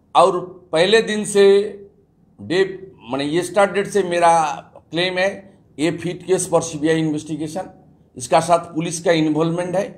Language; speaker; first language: Hindi; non-native, local second language; Bangla